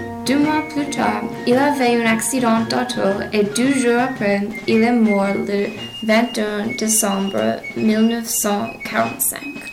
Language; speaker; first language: French; non-native, learner; English